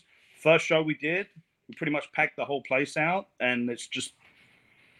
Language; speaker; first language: English; native; English